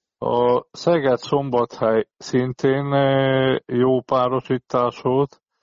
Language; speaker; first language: Hungarian; native; Hungarian